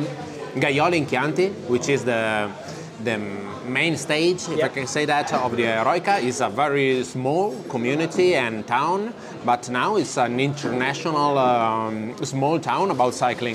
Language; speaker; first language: English; non-native, fluent; Italian